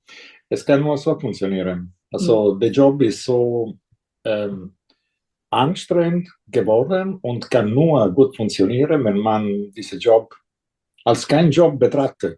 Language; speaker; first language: German; non-native, fluent; Italian